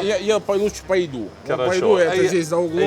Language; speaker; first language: Russian; non-native, fluent; Italian